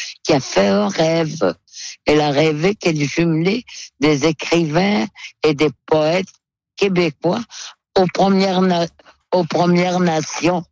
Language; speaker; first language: French; non-native, local second language; Innu-aimun